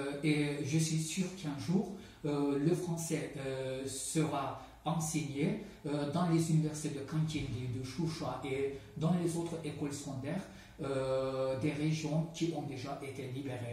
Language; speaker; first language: French; non-native, fluent; Azerbaijani